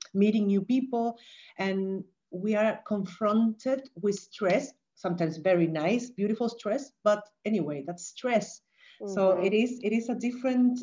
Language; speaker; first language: English; non-native, fluent; Spanish